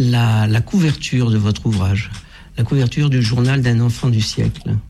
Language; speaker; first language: French; native; French